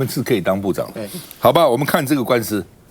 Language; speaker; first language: Chinese; native; Chinese